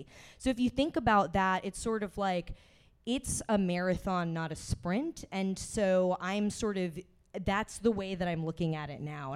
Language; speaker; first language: English; native; English